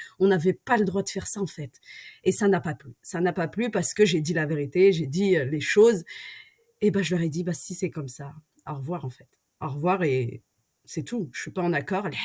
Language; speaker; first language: French; early bilingual, other home language; Arabic